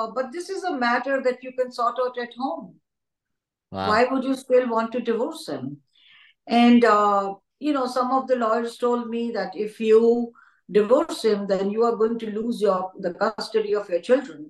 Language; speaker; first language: English; non-native, local second language; Hindi